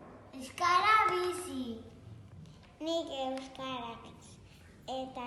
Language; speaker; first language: Basque; non-native, local second language; Spanish